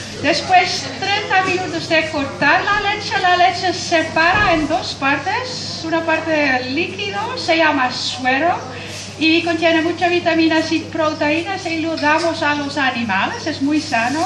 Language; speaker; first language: Spanish; non-native, fluent; Dutch